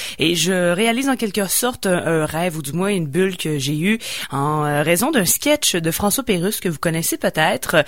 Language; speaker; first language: French; native; French